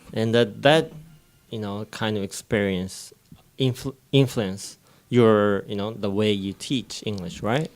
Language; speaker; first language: English; non-native, fluent; Japanese